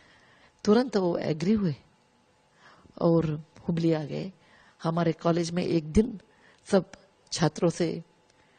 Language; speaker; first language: Hindi; non-native, local second language; Kannada